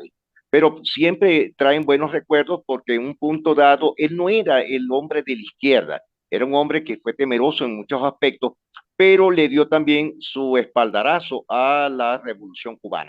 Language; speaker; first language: Spanish; native; Spanish